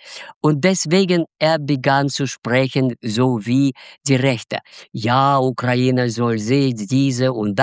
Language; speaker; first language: German; non-native, fluent; Russian